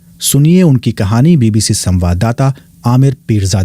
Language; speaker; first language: Hindi; native; Hindi